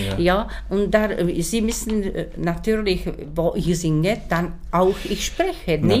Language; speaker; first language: German; non-native, learner; Czech